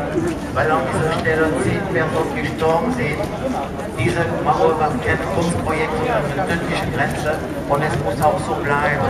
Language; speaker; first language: German; non-native, fluent; French